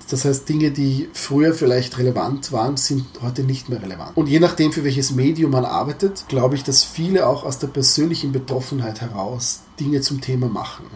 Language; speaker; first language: German; early bilingual, other home language; Croatian